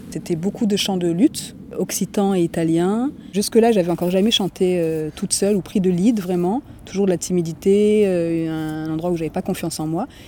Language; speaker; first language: French; native; French